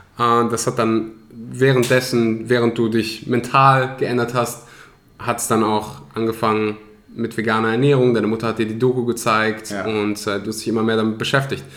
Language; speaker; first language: German; early bilingual, other home language; Russian